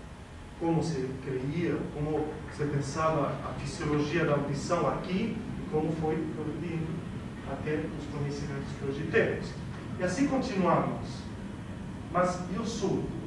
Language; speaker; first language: Portuguese; non-native, fluent; Spanish